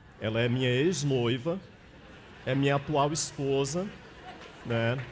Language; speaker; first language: Portuguese; native; Portuguese